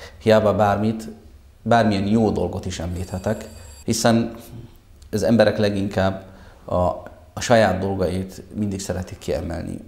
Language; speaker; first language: Hungarian; non-native, fluent; Arabic